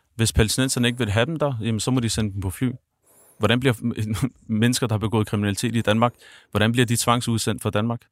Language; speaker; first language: Danish; early bilingual, other home language; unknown